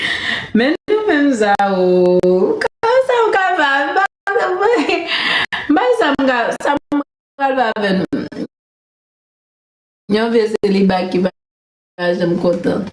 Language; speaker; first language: French; non-native, learner; Haitian Creole